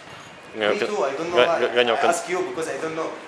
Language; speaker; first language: English; non-native, learner; Arabic